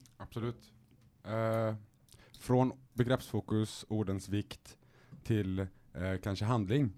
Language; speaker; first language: Swedish; early bilingual, other home language; Arabic